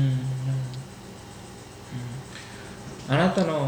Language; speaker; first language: Japanese; early bilingual, heritage; Japanese